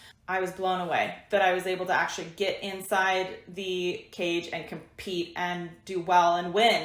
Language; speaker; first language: English; native; English